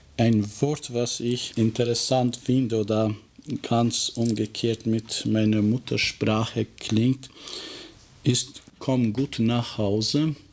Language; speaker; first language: German; non-native, fluent; Albanian